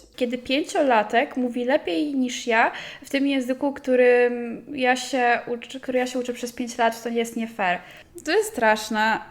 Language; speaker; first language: Polish; native; Polish